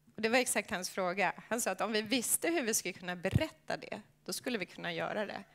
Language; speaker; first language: Swedish; native; Swedish